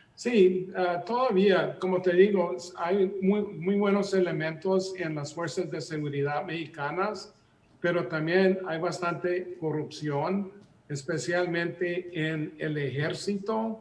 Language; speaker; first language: Spanish; early bilingual, heritage; Spanish